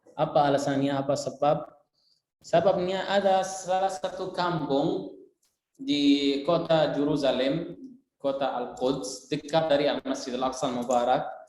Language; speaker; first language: Indonesian; non-native, fluent; Arabic